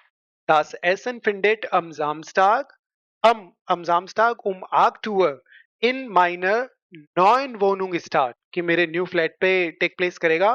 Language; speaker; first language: German; non-native, learner; Hindi